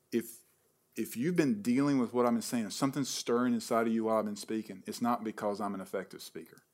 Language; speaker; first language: English; native; English